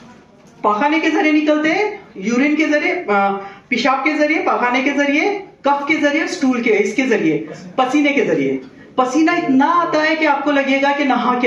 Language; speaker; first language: Hindi; native; Hindi